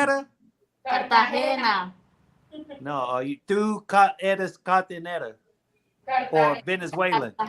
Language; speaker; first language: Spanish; non-native, learner; English